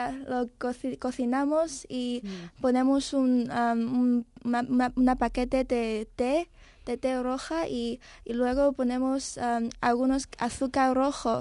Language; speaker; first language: Spanish; non-native, fluent; Chinese